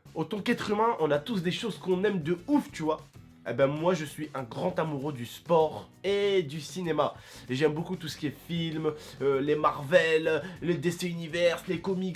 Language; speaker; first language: French; early bilingual, other home language; Arabic